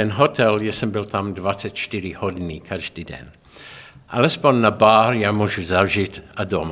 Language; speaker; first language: Czech; non-native, learner; English